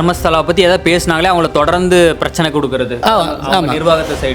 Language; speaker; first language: Tamil; native; Tamil